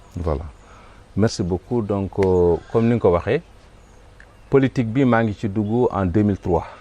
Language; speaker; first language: Wolof; non-native, local second language; Fula